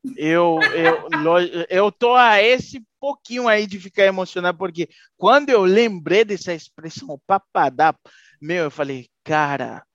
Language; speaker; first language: Portuguese; non-native, fluent; Haitian Creole